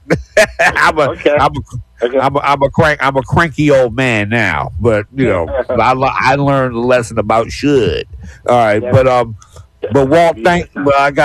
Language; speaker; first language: English; native; English